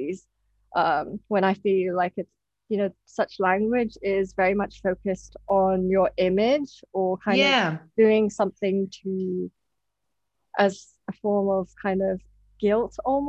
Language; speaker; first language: English; non-native, local second language; Japanese